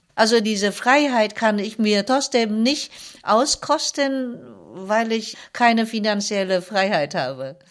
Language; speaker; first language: German; non-native, fluent; Vietnamese